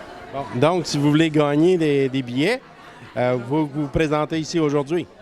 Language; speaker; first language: French; native; French